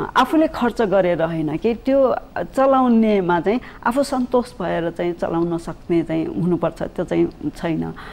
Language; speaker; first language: Nepali; non-native, local second language; Newari